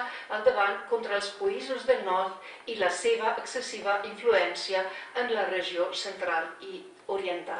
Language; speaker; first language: Catalan; non-native, fluent; Slovenian